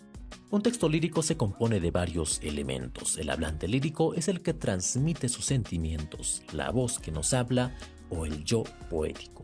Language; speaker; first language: Spanish; native; Spanish